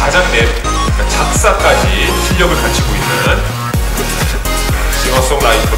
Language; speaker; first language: Korean; native; Korean